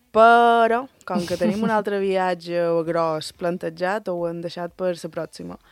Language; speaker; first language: Catalan; early bilingual, other home language; Spanish